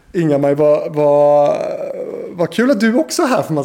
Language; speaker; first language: Swedish; native; Swedish